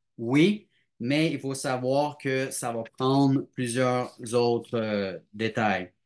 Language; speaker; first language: French; native; French